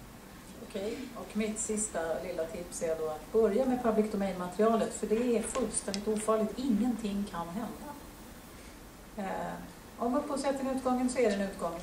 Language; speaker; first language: Swedish; native; Swedish